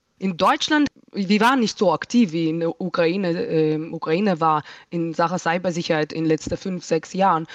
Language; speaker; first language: German; non-native, fluent; Hebrew